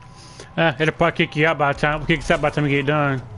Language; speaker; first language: English; native; English